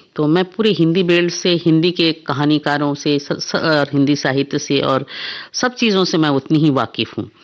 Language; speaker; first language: Hindi; non-native, local second language; Bangla